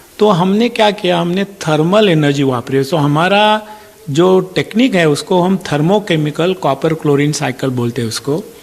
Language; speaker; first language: Hindi; non-native, local second language; Marathi